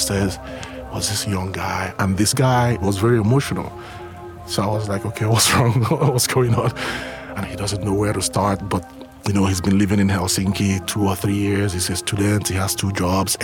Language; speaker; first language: English; non-native, local second language; Igbo